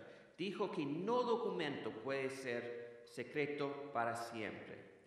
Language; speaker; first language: Spanish; non-native, fluent; English